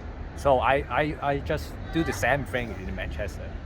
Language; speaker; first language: English; non-native, learner; Cantonese